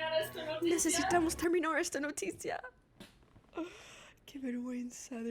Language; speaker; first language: Spanish; non-native, fluent; English